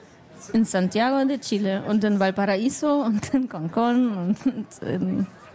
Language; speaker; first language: German; native; German